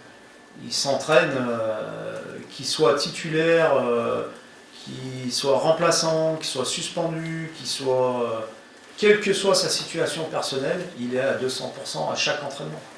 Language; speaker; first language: French; native; French